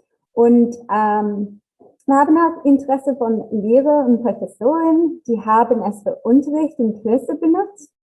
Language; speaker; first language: German; non-native, learner; English